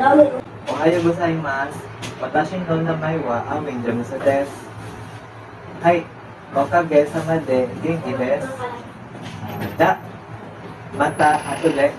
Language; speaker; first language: Japanese; non-native, learner; Filipino